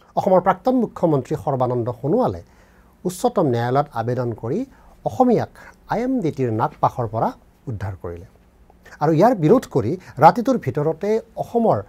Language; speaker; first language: Assamese; native; Assamese